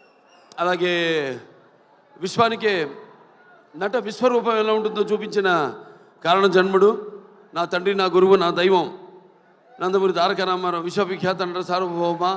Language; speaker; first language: Telugu; native; Telugu